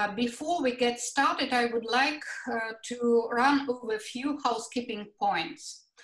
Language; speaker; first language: English; non-native, fluent; Latvian